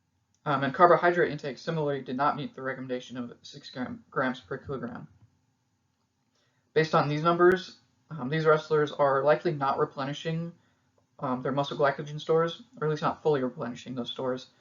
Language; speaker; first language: English; native; English